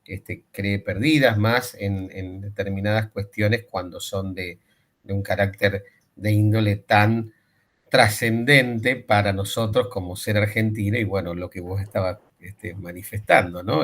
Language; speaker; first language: Spanish; native; Spanish